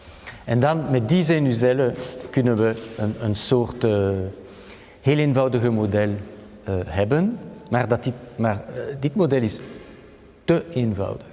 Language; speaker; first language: Dutch; non-native, local second language; French